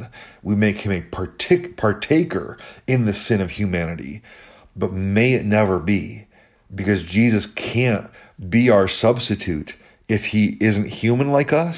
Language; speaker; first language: English; native; English